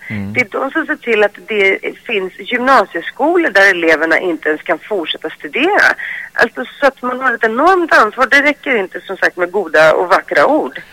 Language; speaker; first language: Swedish; early bilingual, other home language; Greek